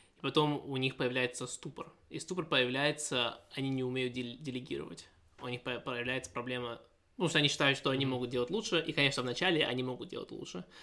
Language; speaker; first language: Russian; early bilingual, heritage; Russian